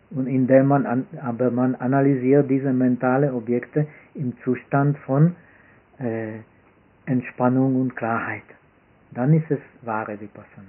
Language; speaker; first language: German; non-native, fluent; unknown